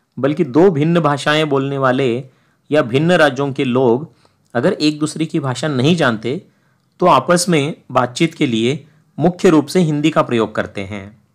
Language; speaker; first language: Hindi; native; Hindi